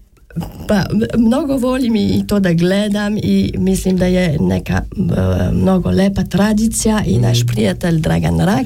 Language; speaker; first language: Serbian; non-native, learner; French